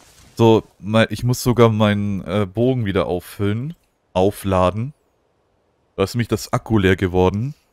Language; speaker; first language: German; native; German